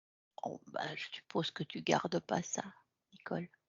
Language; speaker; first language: French; native; French